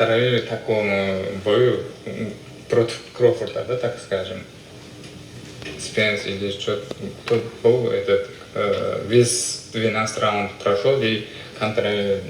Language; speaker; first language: Russian; non-native, local second language; Uzbek